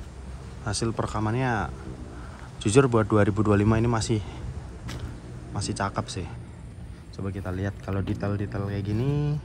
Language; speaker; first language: Indonesian; native; Indonesian